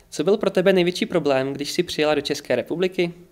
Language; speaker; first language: Czech; native; Czech